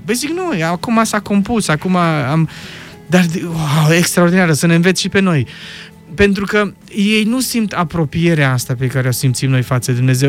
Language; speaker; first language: Romanian; native; Romanian